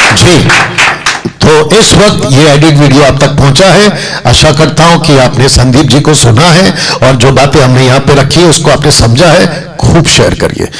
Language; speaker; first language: Hindi; non-native, local second language; Telugu